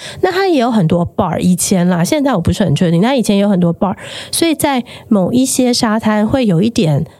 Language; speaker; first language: Chinese; native; Chinese